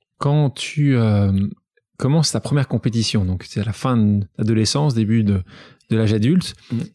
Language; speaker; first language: French; native; French